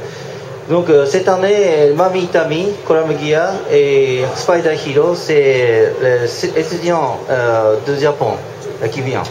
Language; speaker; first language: French; non-native, learner; Japanese